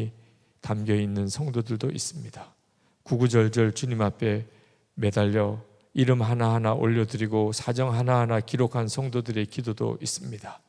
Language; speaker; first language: Korean; native; Korean